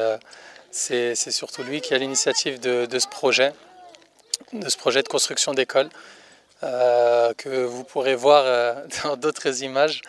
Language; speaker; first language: French; native; French